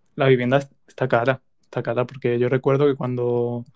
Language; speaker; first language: Spanish; native; Spanish